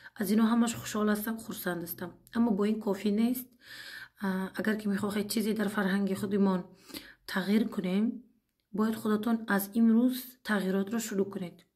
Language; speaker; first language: Tajik; non-native, fluent; Uzbek